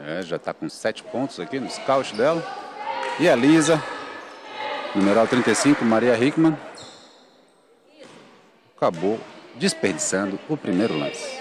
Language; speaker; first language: Portuguese; native; Portuguese